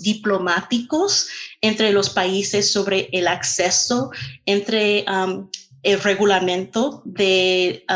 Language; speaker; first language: Spanish; non-native, fluent; English